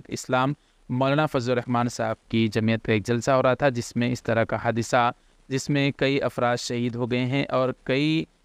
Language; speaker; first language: Urdu; native; Urdu